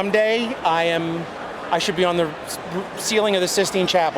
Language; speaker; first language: English; native; English